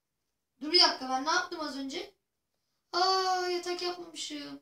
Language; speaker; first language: Turkish; native; Turkish